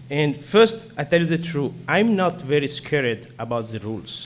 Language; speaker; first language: English; non-native, learner; Italian